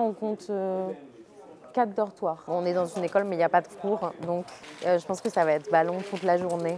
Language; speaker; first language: French; native; French